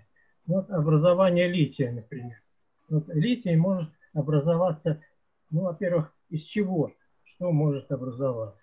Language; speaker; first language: Russian; native; Russian